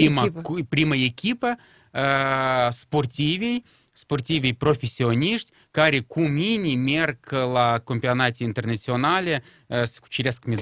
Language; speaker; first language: Romanian; non-native, local second language; Russian